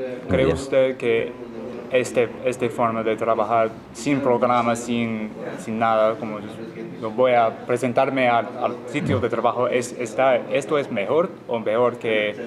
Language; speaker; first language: Spanish; non-native, learner; English